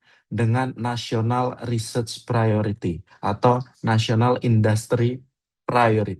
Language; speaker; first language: Indonesian; native; Indonesian